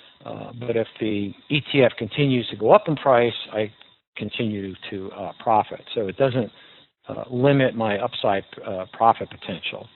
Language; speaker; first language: English; native; English